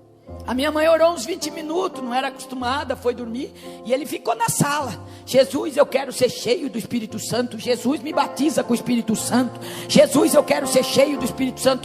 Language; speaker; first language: Portuguese; native; Portuguese